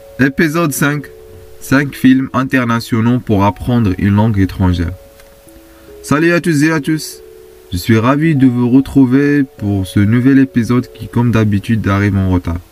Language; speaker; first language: French; non-native, fluent; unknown